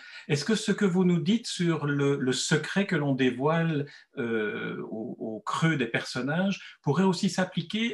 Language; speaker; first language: French; native; French